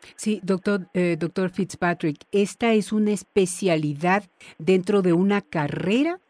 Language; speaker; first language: Spanish; native; Spanish